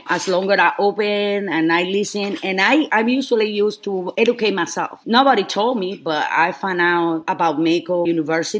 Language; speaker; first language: English; non-native, fluent; Spanish